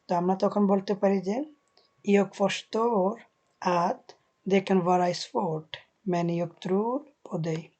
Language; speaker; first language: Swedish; non-native, fluent; Bangla